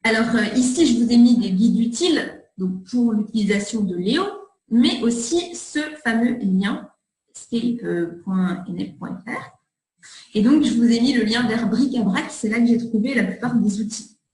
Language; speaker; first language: French; native; French